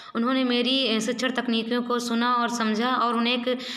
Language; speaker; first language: Hindi; native; Hindi